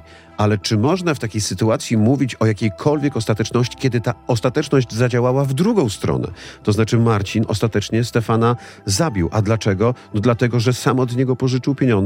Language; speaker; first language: Polish; native; Polish